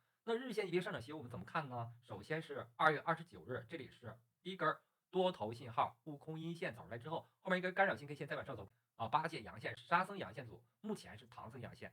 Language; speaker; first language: Chinese; native; Chinese